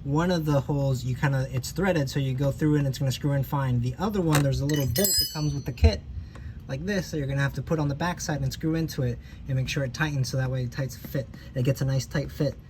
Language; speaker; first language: English; native; English